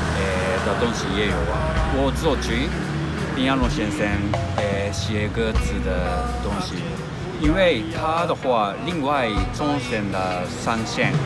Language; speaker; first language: Chinese; non-native, learner; Japanese